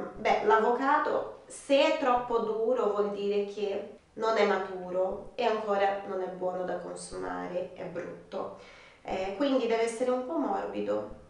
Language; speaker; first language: Italian; non-native, fluent; Portuguese